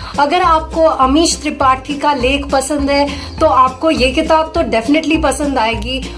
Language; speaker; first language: Hindi; non-native, local second language; Bangla